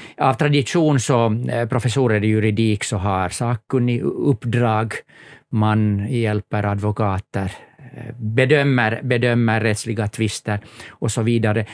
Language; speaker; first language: Swedish; native; Swedish